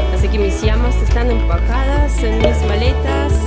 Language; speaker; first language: Spanish; non-native, fluent; Russian